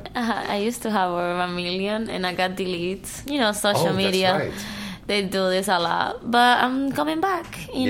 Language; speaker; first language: English; non-native, learner; Spanish